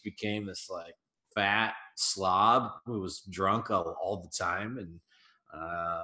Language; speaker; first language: English; native; English